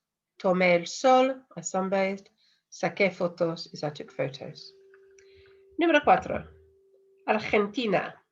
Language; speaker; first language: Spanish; non-native, fluent; English